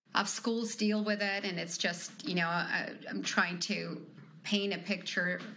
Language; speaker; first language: English; non-native, fluent; Ukrainian